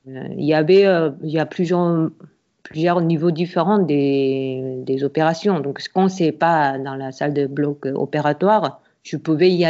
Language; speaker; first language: French; non-native, fluent; Korean